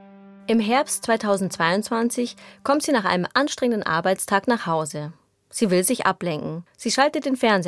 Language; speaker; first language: German; native; German